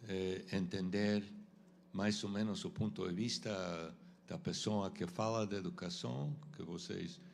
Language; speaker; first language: Portuguese; non-native, fluent; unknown